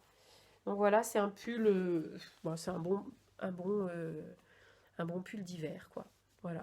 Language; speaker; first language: French; native; French